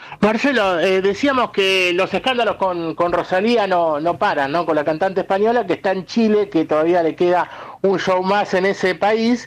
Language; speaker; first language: Spanish; native; Spanish